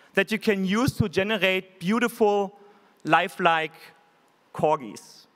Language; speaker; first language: English; non-native, fluent; German